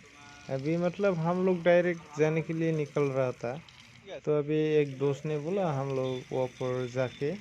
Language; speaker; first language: Hindi; non-native, local second language; Bodo